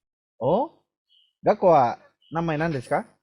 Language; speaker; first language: Japanese; non-native, fluent; Indonesian